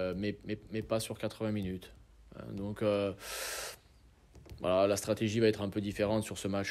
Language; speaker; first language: French; native; French